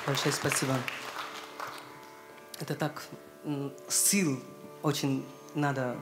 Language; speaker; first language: Russian; non-native, learner; Hindi